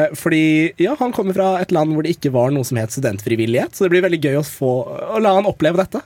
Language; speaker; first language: Norwegian; early bilingual, other home language; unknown